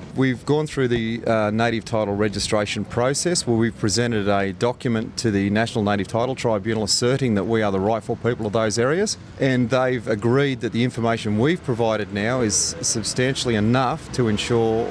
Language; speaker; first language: English; native; English